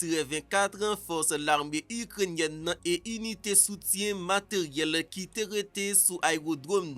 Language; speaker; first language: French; non-native, local second language; Haitian Creole